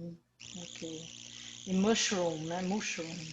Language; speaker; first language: English; non-native, learner; Portuguese